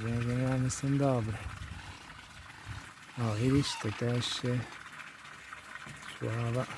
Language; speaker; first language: Polish; non-native, learner; Italian